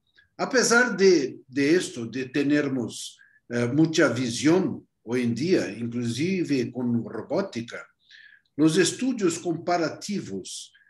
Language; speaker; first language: Spanish; non-native, fluent; Portuguese